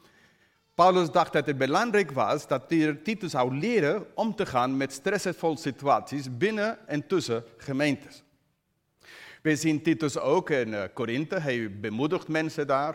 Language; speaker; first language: Dutch; non-native, fluent; English